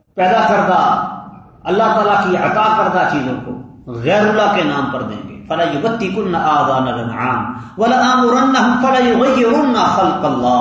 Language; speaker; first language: Urdu; native; Urdu